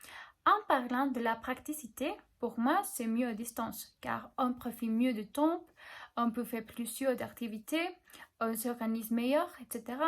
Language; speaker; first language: French; non-native, learner; Spanish